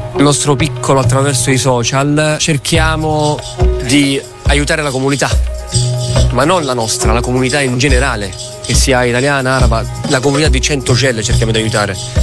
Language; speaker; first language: Italian; early bilingual, other home language; Arabic